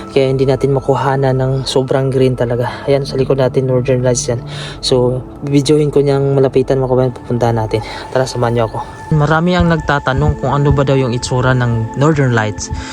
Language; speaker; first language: Filipino; native; Filipino